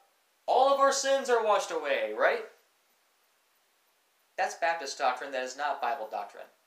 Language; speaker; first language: English; native; English